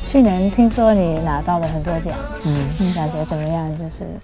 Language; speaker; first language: Chinese; non-native, learner; Thai